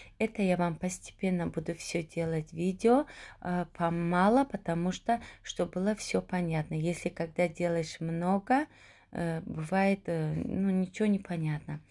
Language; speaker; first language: Russian; non-native, local second language; Tajik